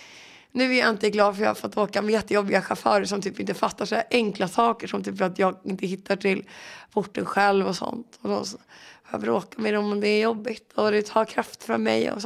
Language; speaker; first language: Swedish; native; Swedish